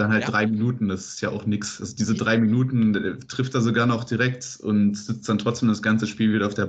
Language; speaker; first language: German; native; German